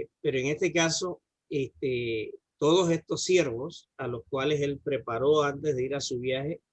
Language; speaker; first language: Spanish; native; Spanish